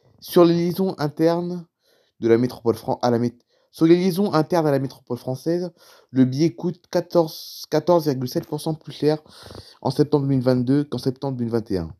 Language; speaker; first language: French; native; French